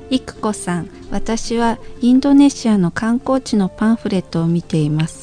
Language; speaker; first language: Japanese; non-native, fluent; Indonesian